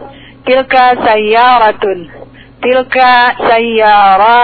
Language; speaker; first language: Arabic; non-native, learner; Indonesian